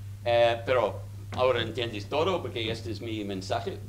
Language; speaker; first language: Spanish; non-native, learner; English